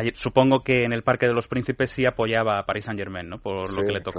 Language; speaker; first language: Spanish; native; Spanish